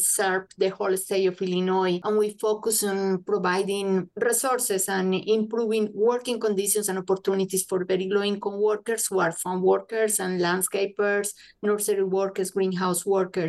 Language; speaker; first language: English; non-native, fluent; Spanish